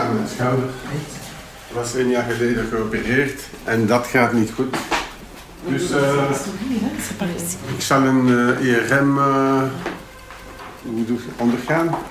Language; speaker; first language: Dutch; non-native, local second language; French